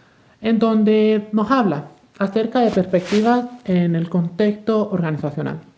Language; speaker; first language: Spanish; native; Spanish